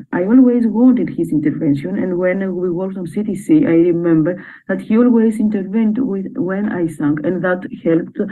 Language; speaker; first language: English; non-native, fluent; Greek